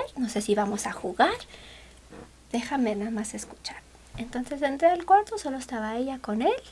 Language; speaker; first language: Spanish; native; Spanish